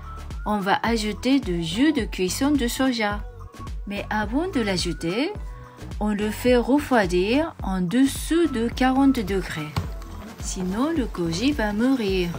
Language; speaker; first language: French; non-native, fluent; Japanese